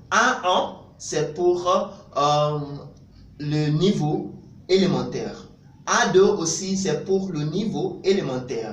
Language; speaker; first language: French; non-native, fluent; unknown